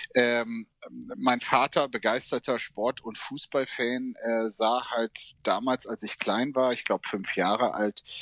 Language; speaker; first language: German; native; German